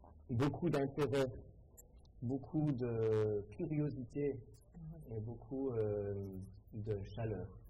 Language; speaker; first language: French; native; French